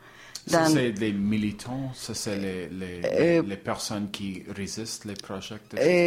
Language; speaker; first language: French; non-native, learner; English